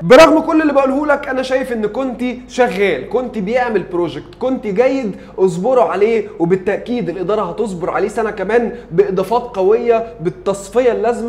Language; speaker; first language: Arabic; native; Arabic